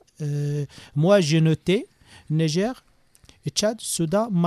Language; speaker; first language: French; non-native, learner; Arabic